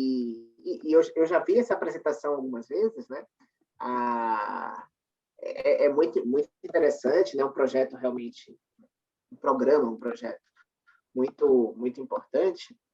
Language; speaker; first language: Portuguese; native; Portuguese